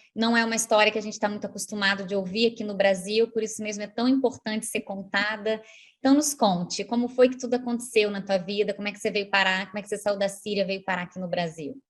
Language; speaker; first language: Portuguese; native; Portuguese